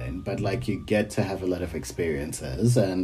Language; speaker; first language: English; non-native, local second language; Yoruba